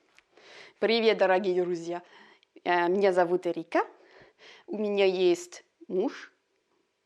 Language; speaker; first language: Russian; non-native, learner; French